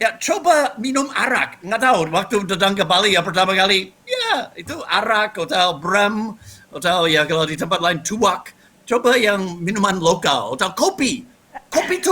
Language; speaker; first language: Indonesian; non-native, fluent; English